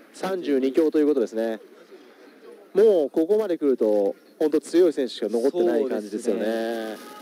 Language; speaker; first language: Japanese; native; Japanese